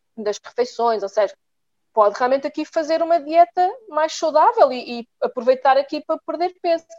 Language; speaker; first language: Portuguese; native; Portuguese